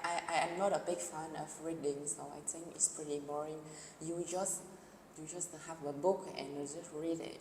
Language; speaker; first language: English; non-native, learner; Vietnamese